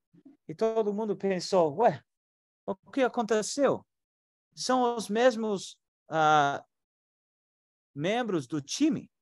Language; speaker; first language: Portuguese; non-native, fluent; English